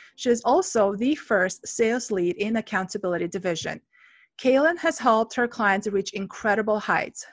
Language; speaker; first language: English; non-native, fluent; Armenian